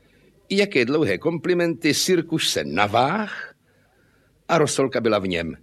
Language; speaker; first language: Czech; native; Czech